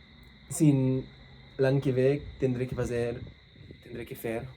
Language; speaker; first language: Catalan; non-native, fluent; English